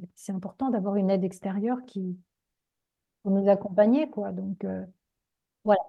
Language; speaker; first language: French; native; French